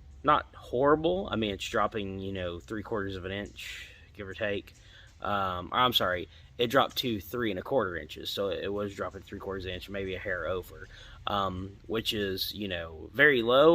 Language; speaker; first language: English; native; English